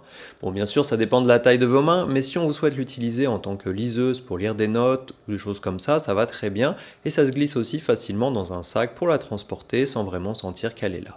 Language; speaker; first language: French; native; French